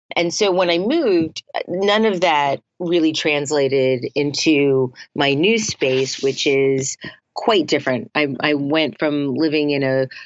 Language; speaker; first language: English; native; English